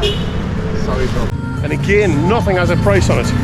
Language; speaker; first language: English; native; English